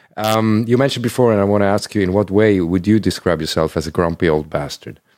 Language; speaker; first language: English; non-native, fluent; German